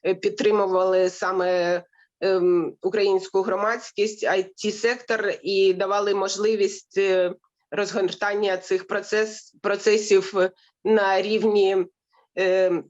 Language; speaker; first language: Ukrainian; native; Ukrainian